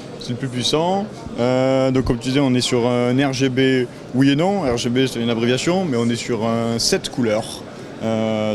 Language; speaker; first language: French; native; French